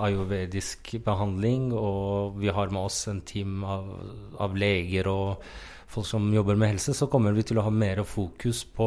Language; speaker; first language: Norwegian; non-native, fluent; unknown